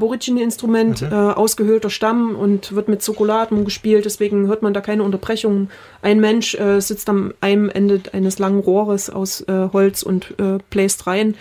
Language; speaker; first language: German; native; German